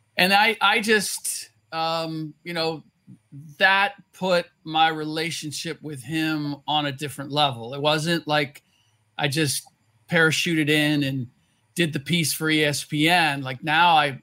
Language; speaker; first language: English; native; English